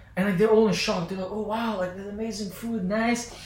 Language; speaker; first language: English; non-native, fluent; Azerbaijani